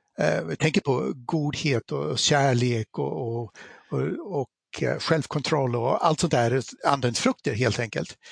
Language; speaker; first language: Swedish; non-native, fluent; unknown